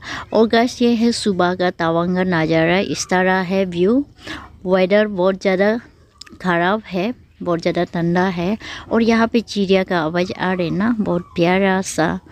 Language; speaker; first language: Hindi; non-native, local second language; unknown